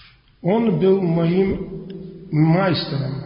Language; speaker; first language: Russian; non-native, fluent; Polish